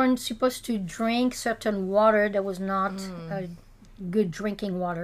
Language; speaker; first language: English; non-native, fluent; French